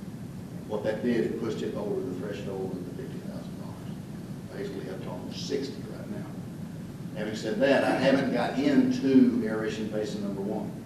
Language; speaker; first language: English; native; English